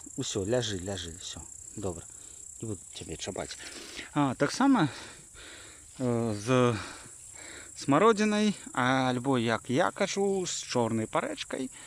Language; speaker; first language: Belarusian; native; Belarusian